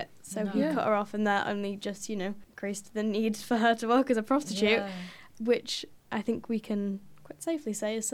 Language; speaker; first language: English; native; English